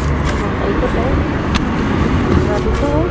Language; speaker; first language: Spanish; non-native, learner; Filipino